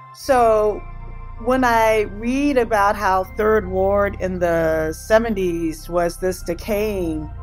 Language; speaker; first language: English; native; English